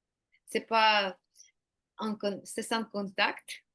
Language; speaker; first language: French; non-native, learner; Ukrainian